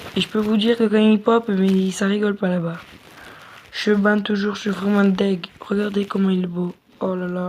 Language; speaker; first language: French; native; French